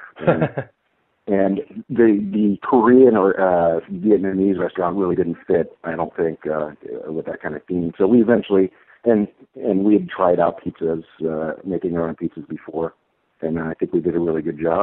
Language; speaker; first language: English; native; English